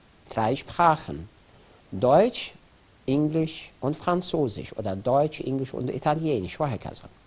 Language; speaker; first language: German; non-native, fluent; Arabic